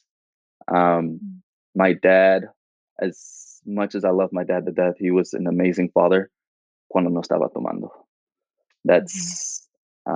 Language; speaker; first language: English; native; English